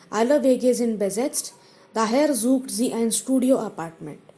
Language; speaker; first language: German; non-native, fluent; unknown